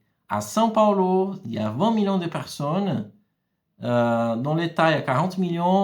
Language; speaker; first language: French; non-native, fluent; Portuguese